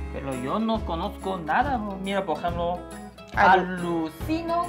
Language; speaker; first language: Spanish; non-native, learner; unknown